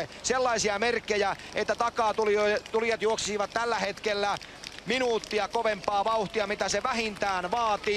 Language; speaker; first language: Finnish; native; Finnish